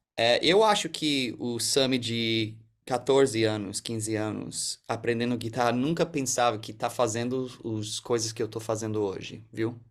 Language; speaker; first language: Portuguese; early bilingual, heritage; English